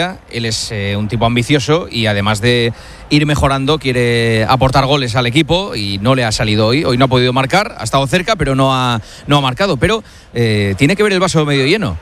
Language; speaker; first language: Spanish; native; Spanish